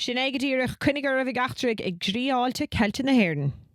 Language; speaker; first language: Irish; non-native, local second language; English